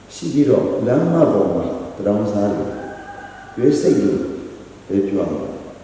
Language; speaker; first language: Burmese; non-native, local second language; Hakha Chin